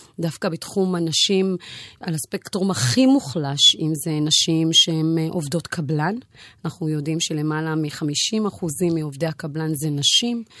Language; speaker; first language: Hebrew; early bilingual, other home language; Amharic